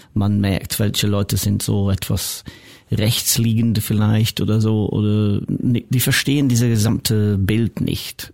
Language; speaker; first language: German; non-native, fluent; English